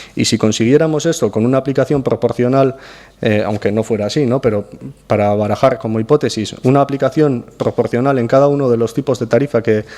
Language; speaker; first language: Spanish; native; Spanish